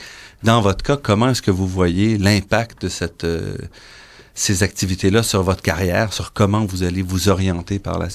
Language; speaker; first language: French; native; French